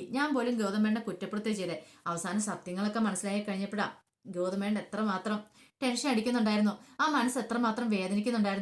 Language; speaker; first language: Malayalam; native; Malayalam